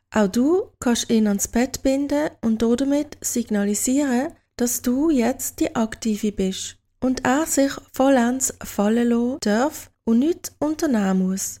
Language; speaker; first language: German; native; German